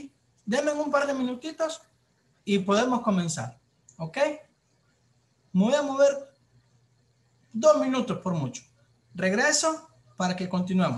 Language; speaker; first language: Spanish; native; Spanish